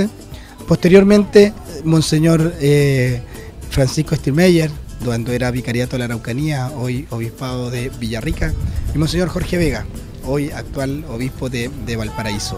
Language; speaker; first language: Spanish; native; Spanish